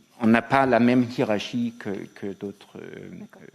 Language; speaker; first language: French; non-native, fluent; Danish